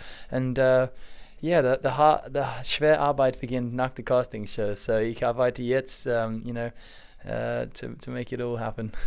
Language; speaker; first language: German; non-native, learner; English